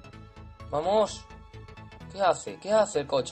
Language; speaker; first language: Spanish; native; Spanish